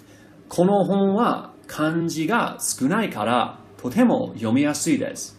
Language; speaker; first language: Japanese; non-native, fluent; English